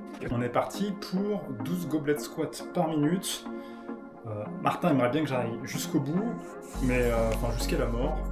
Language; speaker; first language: French; native; French